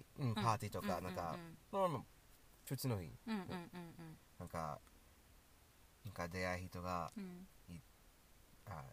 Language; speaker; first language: Japanese; non-native, learner; English